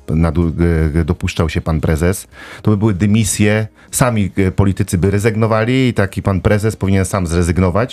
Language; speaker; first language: Polish; native; Polish